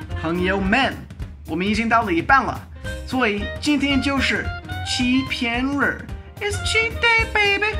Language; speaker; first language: Chinese; non-native, fluent; English